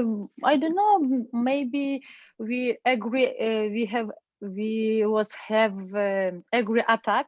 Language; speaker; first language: English; non-native, learner; Ukrainian